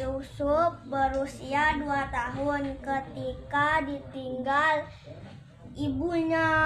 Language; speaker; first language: Indonesian; native; Indonesian